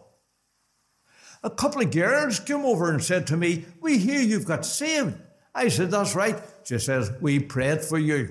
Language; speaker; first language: English; native; English